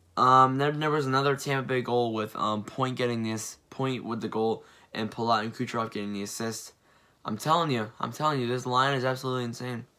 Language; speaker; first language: English; native; English